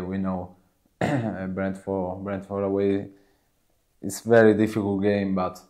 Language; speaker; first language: English; non-native, learner; Italian